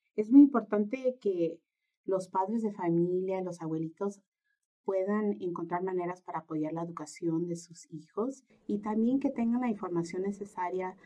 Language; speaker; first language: Spanish; early bilingual, heritage; Spanish